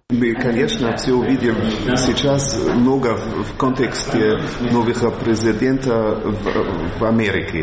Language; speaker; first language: Russian; non-native, fluent; German